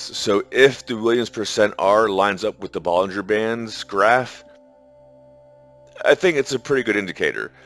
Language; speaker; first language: English; native; English